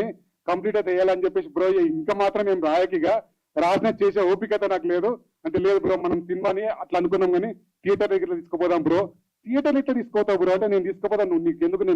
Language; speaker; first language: Telugu; native; Telugu